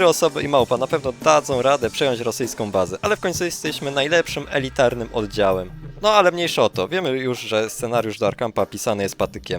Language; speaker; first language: Polish; native; Polish